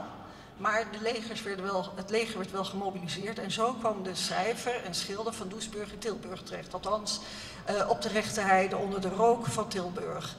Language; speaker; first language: Dutch; native; Dutch